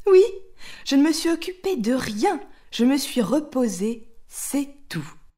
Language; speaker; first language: French; native; French